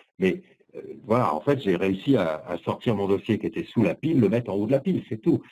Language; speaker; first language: French; native; French